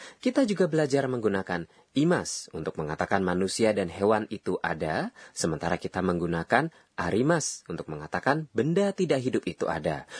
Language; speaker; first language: Indonesian; native; Indonesian